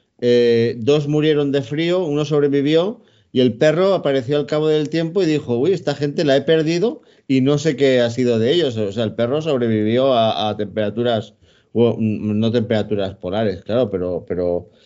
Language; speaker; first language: Spanish; native; Spanish